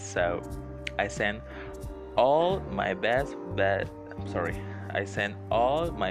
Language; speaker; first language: English; non-native, learner; Spanish